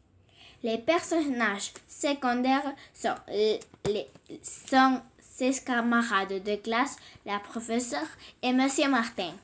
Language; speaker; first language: French; non-native, learner; Catalan